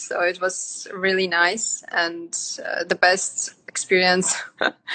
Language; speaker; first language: English; non-native, fluent; Yakut